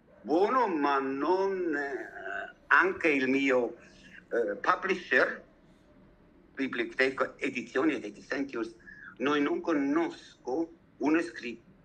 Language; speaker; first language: Italian; non-native, learner; German